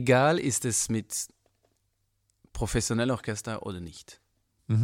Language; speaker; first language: German; non-native, fluent; French